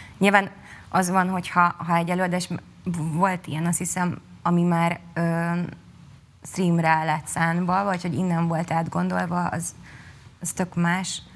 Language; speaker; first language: Hungarian; native; Hungarian